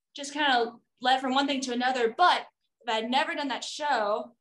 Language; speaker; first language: English; native; English